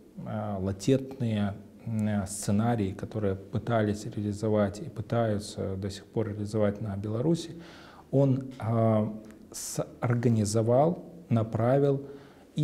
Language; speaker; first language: Russian; native; Russian